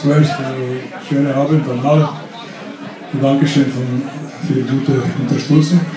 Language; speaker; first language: German; non-native, fluent; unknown